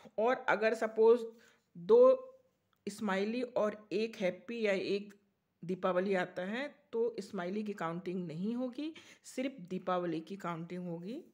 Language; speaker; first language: Hindi; native; Hindi